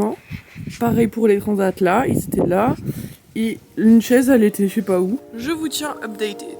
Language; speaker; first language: French; native; French